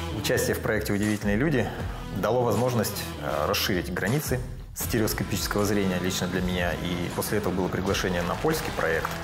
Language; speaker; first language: Russian; native; Russian